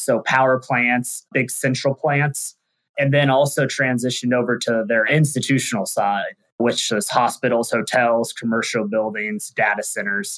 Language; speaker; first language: English; native; English